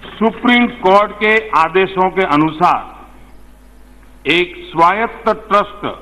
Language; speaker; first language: Hindi; native; Hindi